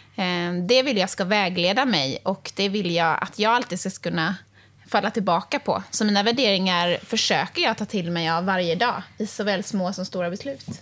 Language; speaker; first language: Swedish; native; Swedish